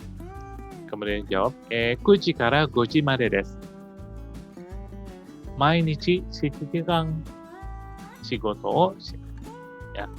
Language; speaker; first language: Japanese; non-native, fluent; Indonesian